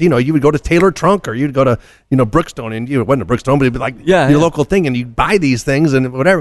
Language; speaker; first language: English; native; English